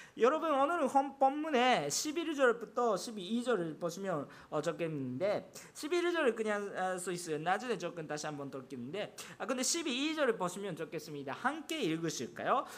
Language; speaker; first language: Korean; non-native, fluent; Japanese